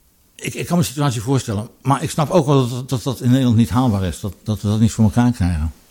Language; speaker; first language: Dutch; native; Dutch